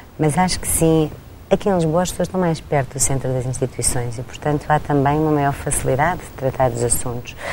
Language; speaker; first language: Portuguese; native; Portuguese